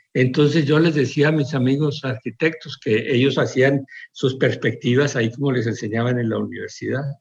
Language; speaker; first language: Spanish; native; Spanish